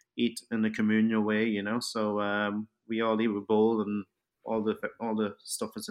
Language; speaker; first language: English; early bilingual, other home language; Cantonese